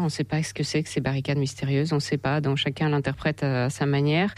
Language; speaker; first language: French; non-native, fluent; Russian